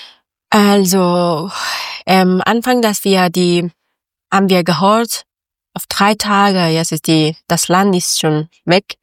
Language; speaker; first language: German; non-native, learner; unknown